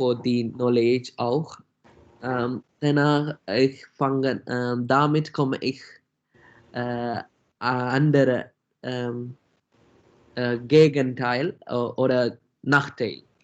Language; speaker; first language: German; non-native, learner; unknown